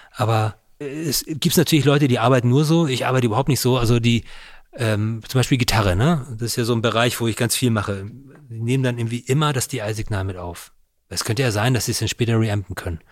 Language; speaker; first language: German; native; German